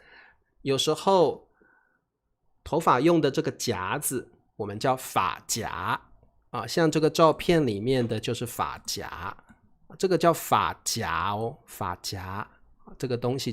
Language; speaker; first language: Chinese; native; Chinese